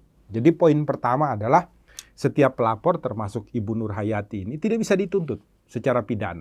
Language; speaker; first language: Indonesian; native; Indonesian